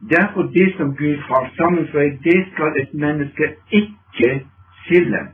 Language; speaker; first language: Norwegian; non-native, fluent; English